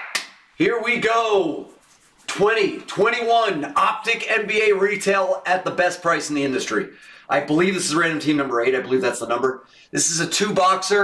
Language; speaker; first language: English; native; English